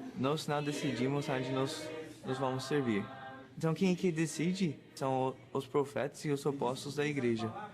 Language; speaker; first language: Portuguese; non-native, fluent; English